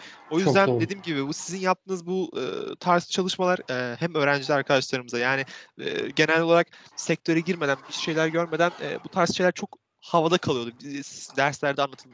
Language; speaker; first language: Turkish; native; Turkish